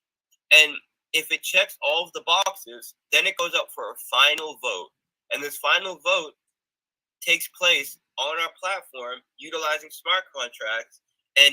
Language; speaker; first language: English; native; English